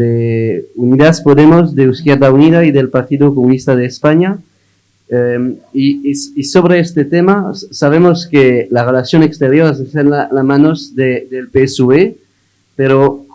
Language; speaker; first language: Spanish; non-native, learner; French